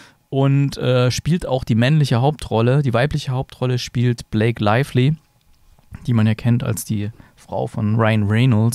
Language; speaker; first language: German; native; German